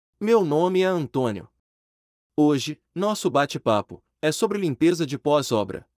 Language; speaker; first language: Portuguese; native; Portuguese